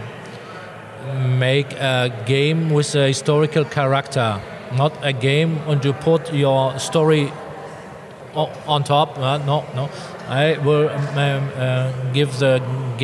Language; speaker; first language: English; non-native, learner; German